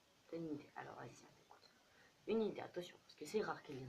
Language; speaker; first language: French; native; French